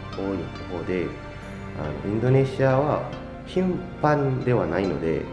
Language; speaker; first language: Japanese; non-native, fluent; Indonesian